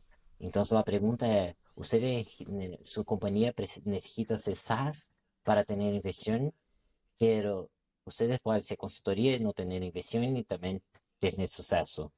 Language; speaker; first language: Spanish; non-native, local second language; Portuguese